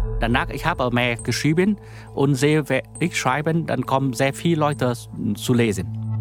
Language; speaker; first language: German; non-native, learner; Vietnamese